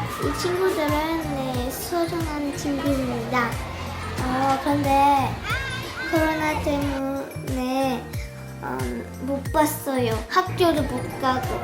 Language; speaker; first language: Korean; early bilingual, heritage; Korean